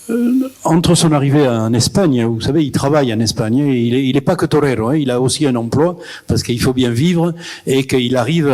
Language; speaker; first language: French; native; French